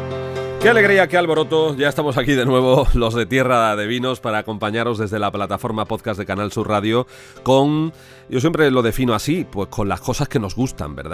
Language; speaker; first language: Spanish; native; Spanish